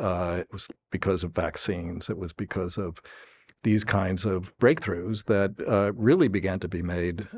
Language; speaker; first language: English; native; English